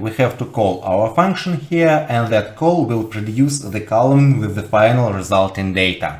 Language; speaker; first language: English; non-native, fluent; Russian